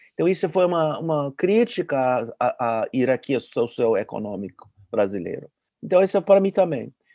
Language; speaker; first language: Portuguese; non-native, fluent; English